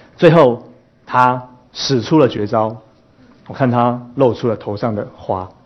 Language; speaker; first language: Chinese; native; Chinese